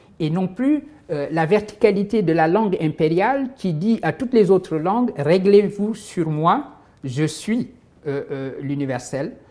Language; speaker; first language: French; non-native, local second language; Wolof